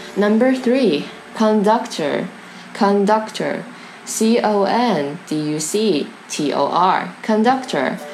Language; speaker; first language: English; non-native, fluent; Chinese